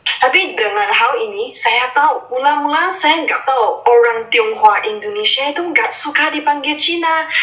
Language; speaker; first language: Indonesian; non-native, fluent; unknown